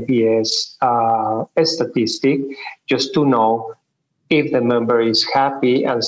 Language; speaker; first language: English; non-native, fluent; Spanish